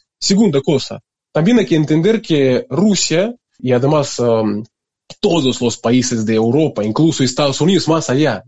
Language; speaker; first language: Spanish; non-native, fluent; Russian